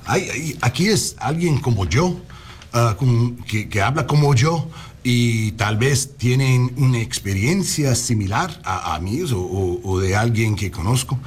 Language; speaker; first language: Spanish; non-native, learner; English